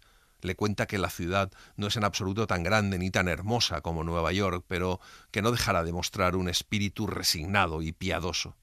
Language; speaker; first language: Spanish; native; Spanish